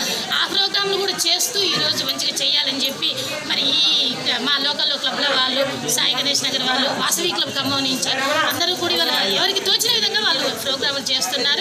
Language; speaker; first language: Telugu; native; Telugu